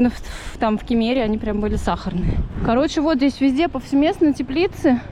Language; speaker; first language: Russian; native; Russian